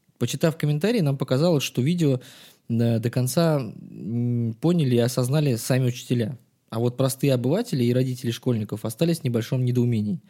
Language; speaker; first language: Russian; native; Russian